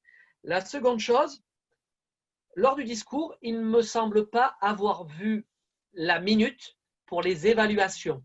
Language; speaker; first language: French; native; French